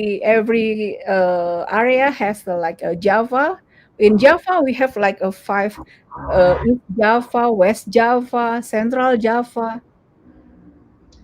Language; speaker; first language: English; non-native, learner; Indonesian